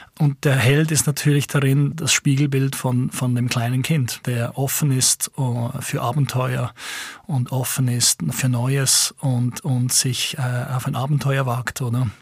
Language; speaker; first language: German; native; German